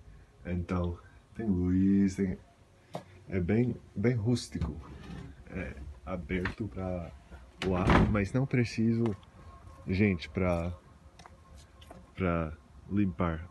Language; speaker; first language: Portuguese; non-native, fluent; English